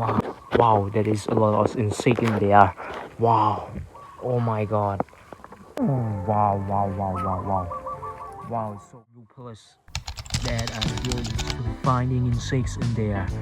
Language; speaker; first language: English; non-native, learner; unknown